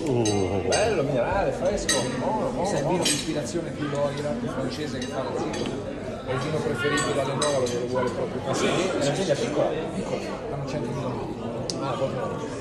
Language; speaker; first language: Italian; native; Italian